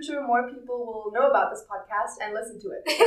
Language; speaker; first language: English; non-native, fluent; German